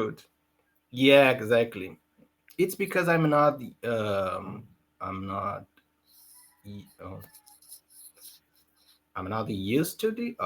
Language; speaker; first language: English; non-native, learner; Portuguese